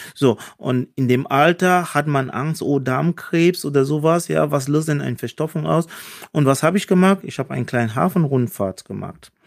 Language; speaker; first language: German; non-native, fluent; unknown